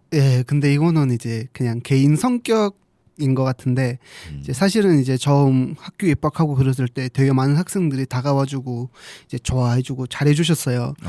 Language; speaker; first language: Korean; non-native, fluent; Mongolian